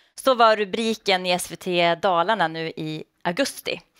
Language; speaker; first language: Swedish; native; Swedish